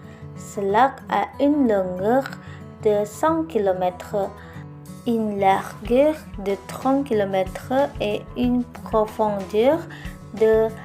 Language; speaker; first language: French; non-native, learner; Indonesian